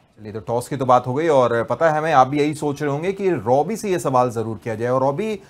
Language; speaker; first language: Hindi; native; Hindi